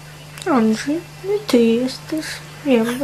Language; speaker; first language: Polish; non-native, fluent; Russian